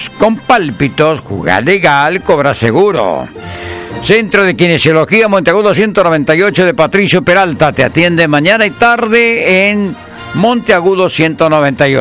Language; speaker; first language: Spanish; native; Spanish